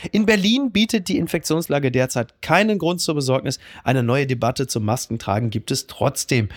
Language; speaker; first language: German; native; German